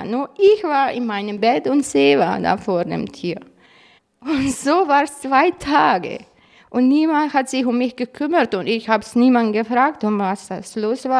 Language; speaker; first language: German; non-native, fluent; Croatian